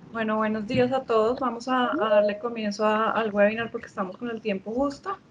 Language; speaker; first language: Spanish; native; Spanish